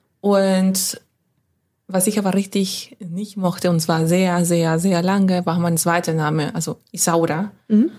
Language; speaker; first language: German; non-native, fluent; Spanish